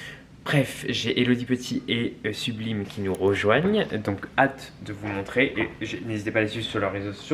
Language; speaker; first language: French; native; French